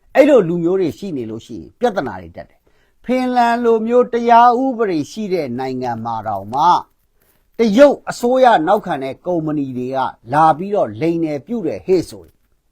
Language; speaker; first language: Burmese; non-native, local second language; Kachin